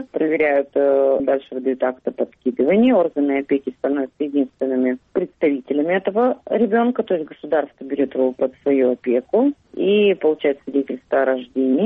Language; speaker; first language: Russian; native; Russian